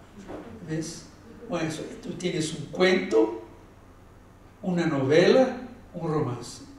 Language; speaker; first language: Spanish; non-native, fluent; Portuguese